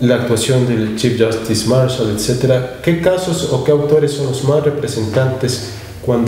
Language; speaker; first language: Spanish; native; Spanish